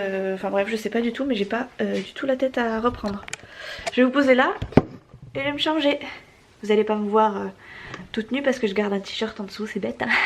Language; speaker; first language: French; native; French